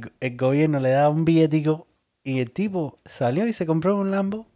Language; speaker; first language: Spanish; early bilingual, heritage; Spanish